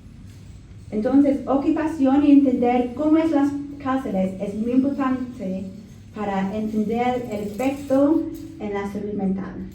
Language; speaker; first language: Spanish; non-native, learner; English